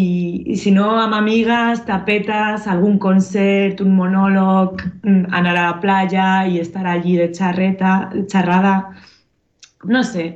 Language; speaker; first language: Catalan; non-native, local second language; Spanish